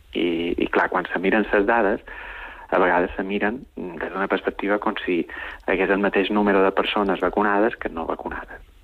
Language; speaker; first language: Catalan; native; Catalan